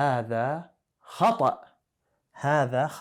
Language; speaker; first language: Arabic; non-native, fluent; English